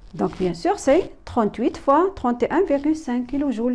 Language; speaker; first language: French; non-native, local second language; Arabic